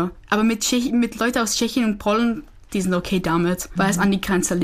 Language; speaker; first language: German; non-native, fluent; Czech